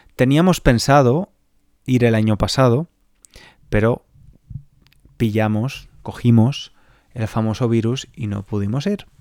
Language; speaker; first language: Spanish; native; Spanish